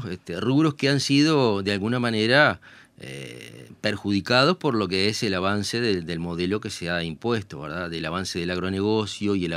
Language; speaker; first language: Spanish; native; Spanish